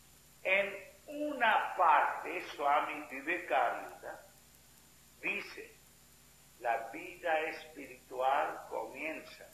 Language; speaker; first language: Spanish; non-native, fluent; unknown